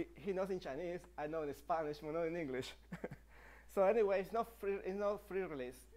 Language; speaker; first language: English; non-native, fluent; Spanish